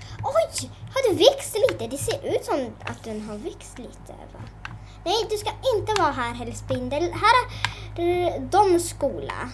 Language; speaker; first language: Swedish; native; Swedish